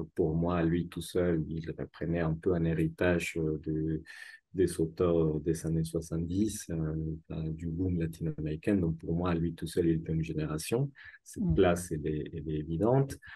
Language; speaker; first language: French; non-native, fluent; Spanish